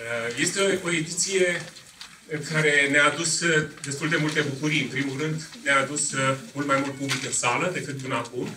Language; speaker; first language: Romanian; native; Romanian